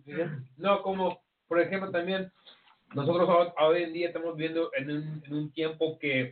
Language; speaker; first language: Spanish; early bilingual, heritage; Spanish